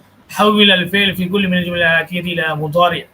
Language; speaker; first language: Arabic; non-native, fluent; Tamil